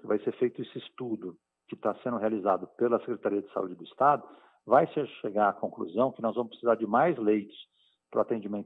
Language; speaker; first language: Portuguese; native; Portuguese